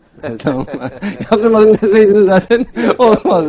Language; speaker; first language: Turkish; native; Turkish